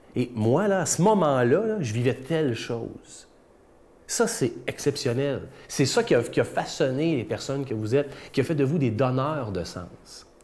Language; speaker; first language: French; native; French